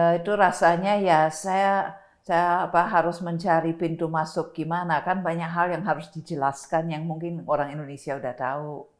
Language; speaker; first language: Indonesian; non-native, fluent; German